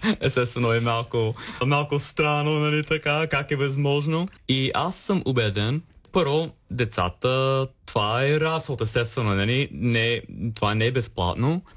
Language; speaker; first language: Bulgarian; non-native, fluent; English